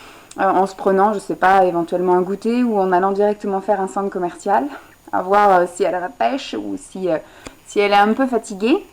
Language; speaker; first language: French; native; French